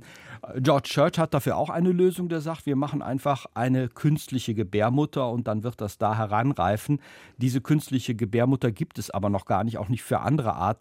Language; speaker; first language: German; native; German